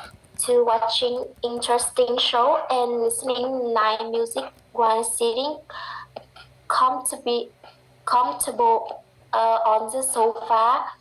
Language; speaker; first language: English; non-native, learner; Vietnamese